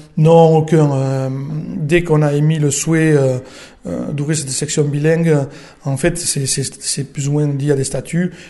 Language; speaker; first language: French; non-native, local second language; Occitan